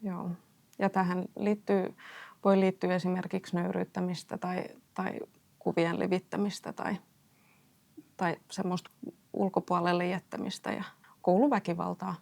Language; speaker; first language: Finnish; native; Finnish